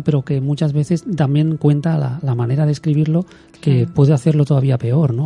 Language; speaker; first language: Spanish; native; Spanish